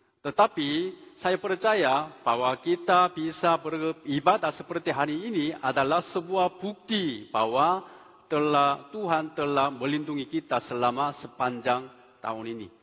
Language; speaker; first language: Indonesian; non-native, fluent; Korean